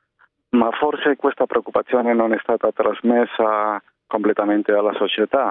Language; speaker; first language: Italian; non-native, fluent; Spanish